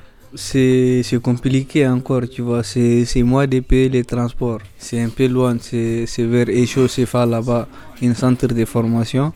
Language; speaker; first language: French; non-native, fluent; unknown